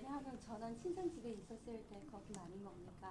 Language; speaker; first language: Korean; non-native, learner; Chinese